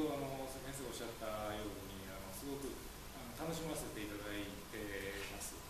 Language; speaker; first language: Japanese; native; Japanese